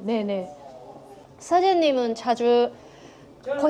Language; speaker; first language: Korean; non-native, learner; Japanese